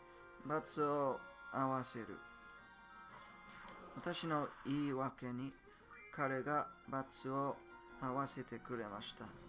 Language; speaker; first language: Japanese; non-native, learner; English